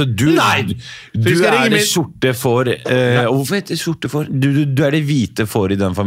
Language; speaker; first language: Norwegian; native; Norwegian